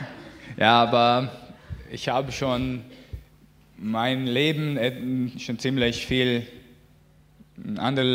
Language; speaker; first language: German; non-native, learner; Latvian